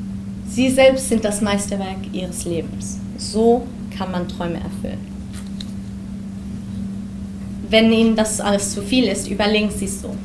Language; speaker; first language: German; early bilingual, heritage; German